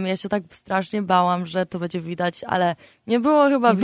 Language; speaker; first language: Polish; early bilingual, heritage; Polish